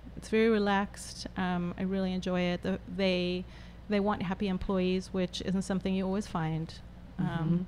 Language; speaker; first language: English; native; English